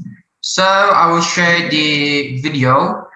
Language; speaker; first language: English; non-native, learner; Indonesian